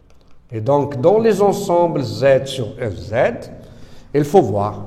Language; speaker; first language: French; non-native, local second language; Arabic